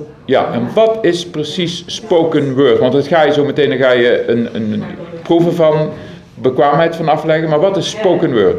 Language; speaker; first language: Dutch; native; Dutch